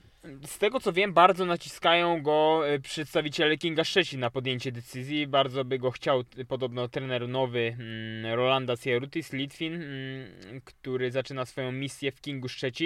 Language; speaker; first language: Polish; native; Polish